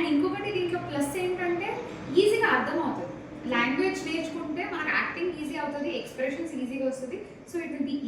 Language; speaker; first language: Telugu; non-native, local second language; Kannada